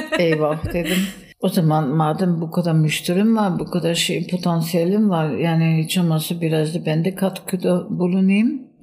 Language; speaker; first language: Turkish; non-native, fluent; German